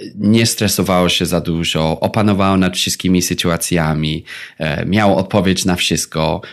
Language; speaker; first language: Polish; non-native, fluent; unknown